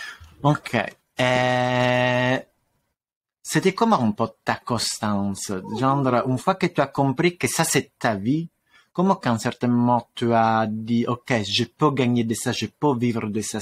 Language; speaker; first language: French; non-native, fluent; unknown